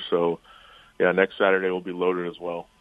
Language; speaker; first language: English; native; English